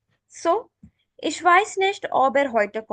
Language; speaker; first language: German; non-native, fluent; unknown